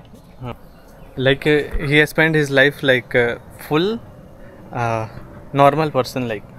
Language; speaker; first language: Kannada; non-native, learner; Hindi